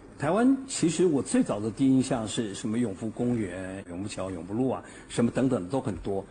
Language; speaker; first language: Chinese; native; Chinese